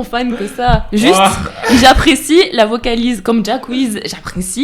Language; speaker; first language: French; native; French